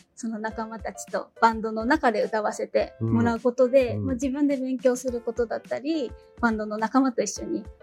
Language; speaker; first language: Japanese; native; Japanese